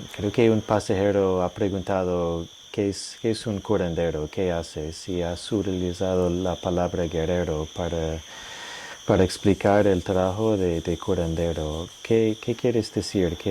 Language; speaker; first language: Spanish; non-native, fluent; English